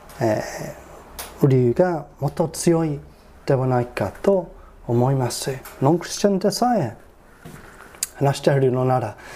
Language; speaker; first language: Japanese; non-native, fluent; English